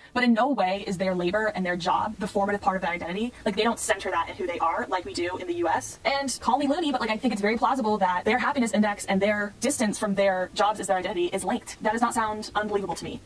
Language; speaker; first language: English; native; English